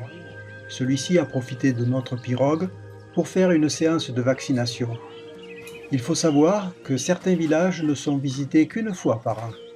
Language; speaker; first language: French; native; French